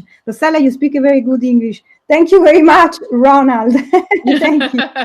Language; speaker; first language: English; non-native, fluent; Italian